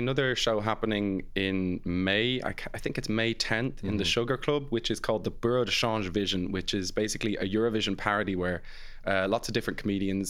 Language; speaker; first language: English; native; English